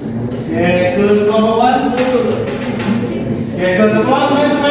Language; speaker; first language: English; non-native, fluent; Indonesian